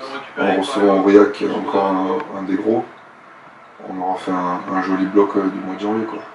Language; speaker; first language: French; native; French